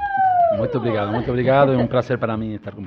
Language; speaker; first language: Portuguese; non-native, learner; Spanish